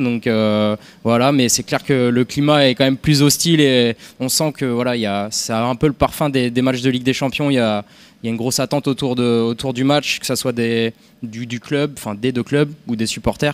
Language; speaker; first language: French; native; French